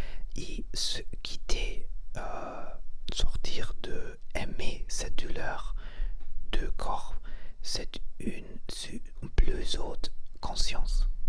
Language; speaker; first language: French; non-native, learner; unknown